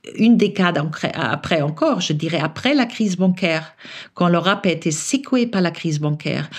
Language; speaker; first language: French; non-native, fluent; German